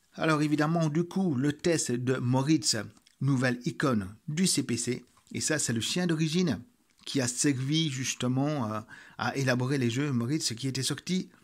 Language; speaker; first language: French; native; French